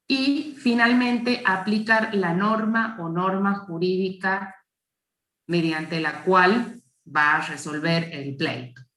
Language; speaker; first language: Spanish; native; Spanish